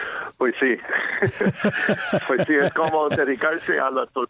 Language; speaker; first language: Spanish; non-native, fluent; English